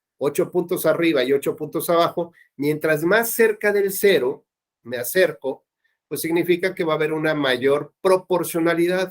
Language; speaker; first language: Spanish; native; Spanish